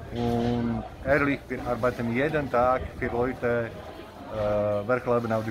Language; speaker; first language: German; non-native, learner; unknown